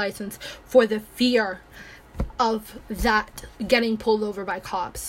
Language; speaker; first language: English; early bilingual, other home language; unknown